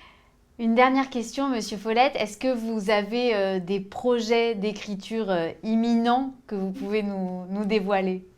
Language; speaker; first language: French; native; French